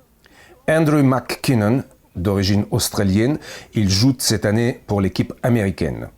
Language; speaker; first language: French; native; French